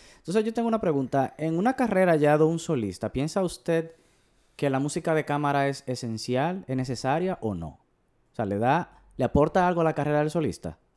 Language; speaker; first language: Spanish; native; Spanish